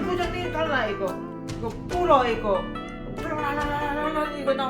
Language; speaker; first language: Korean; non-native, learner; Lao